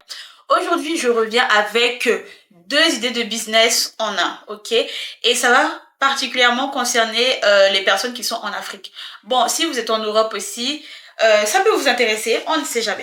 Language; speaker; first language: French; native; French